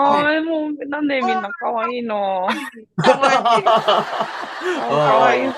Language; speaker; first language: Japanese; non-native, fluent; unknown